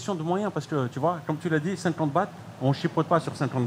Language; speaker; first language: French; native; French